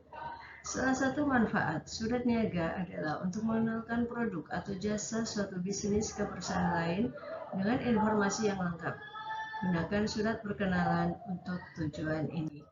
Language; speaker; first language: Indonesian; native; Indonesian